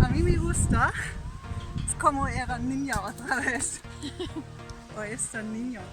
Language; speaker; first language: Spanish; non-native, learner; German